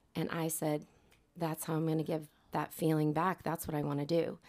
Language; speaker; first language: English; native; English